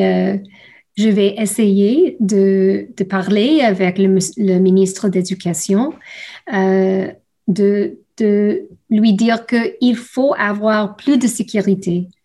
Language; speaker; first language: French; non-native, learner; English